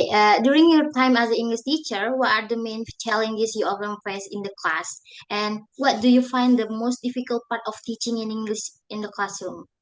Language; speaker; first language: English; non-native, learner; Indonesian